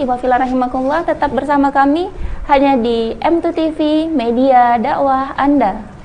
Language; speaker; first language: Indonesian; native; Indonesian